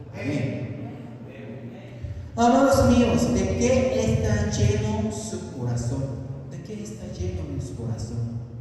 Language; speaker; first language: Spanish; native; Spanish